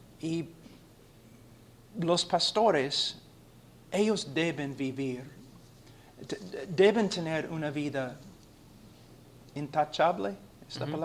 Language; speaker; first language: Spanish; non-native, fluent; English